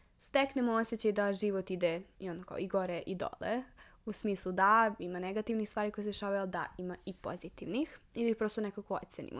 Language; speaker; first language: Serbian; native; Serbian